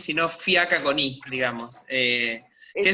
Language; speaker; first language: Spanish; native; Spanish